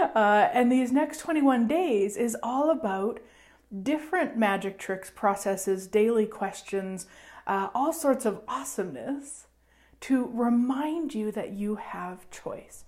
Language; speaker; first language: English; native; English